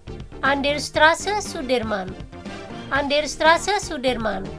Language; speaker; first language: German; non-native, fluent; Indonesian